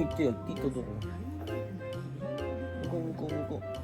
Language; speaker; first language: Japanese; non-native, fluent; Filipino